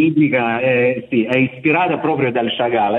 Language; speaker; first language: Italian; non-native, fluent; Russian